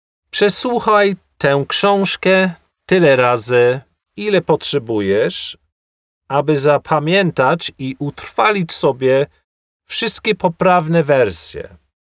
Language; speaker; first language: Polish; non-native, fluent; English